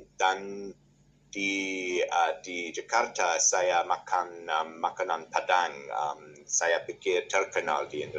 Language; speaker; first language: Indonesian; non-native, learner; English